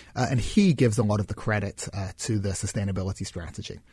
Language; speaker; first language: English; native; English